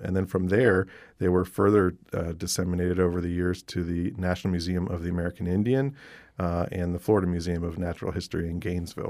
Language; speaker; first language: English; native; English